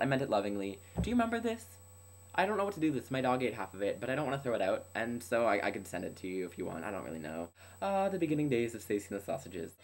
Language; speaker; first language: English; native; English